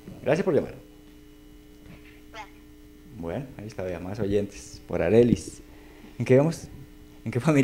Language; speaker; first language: Spanish; native; Spanish